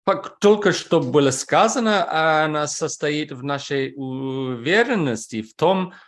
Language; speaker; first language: Russian; non-native, fluent; English